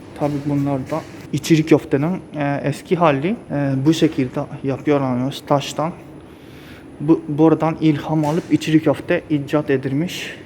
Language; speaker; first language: Turkish; non-native, fluent; Japanese